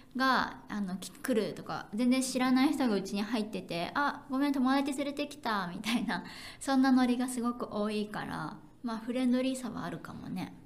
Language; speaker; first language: Japanese; native; Japanese